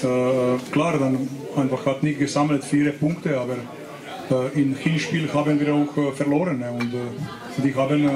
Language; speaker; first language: German; non-native, fluent; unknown